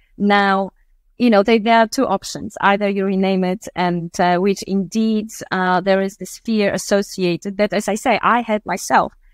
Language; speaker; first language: English; non-native, fluent; Polish